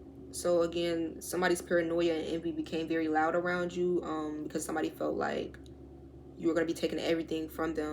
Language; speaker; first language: English; native; English